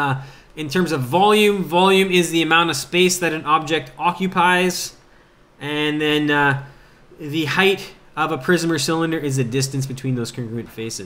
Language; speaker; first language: English; native; English